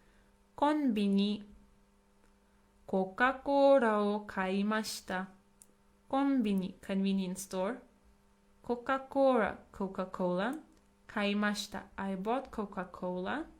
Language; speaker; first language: Japanese; non-native, fluent; English